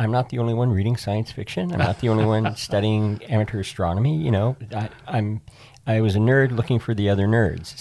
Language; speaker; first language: English; native; English